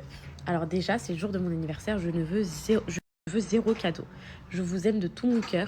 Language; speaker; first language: French; native; French